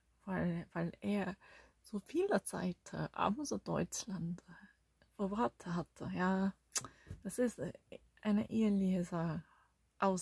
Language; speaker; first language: German; non-native, learner; Korean